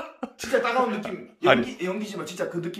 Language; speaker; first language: Korean; native; Korean